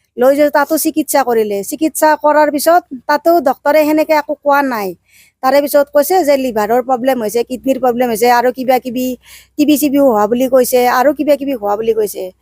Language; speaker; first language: Assamese; native; Assamese